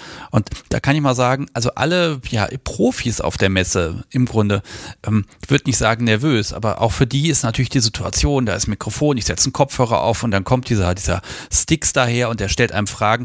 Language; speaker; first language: German; native; German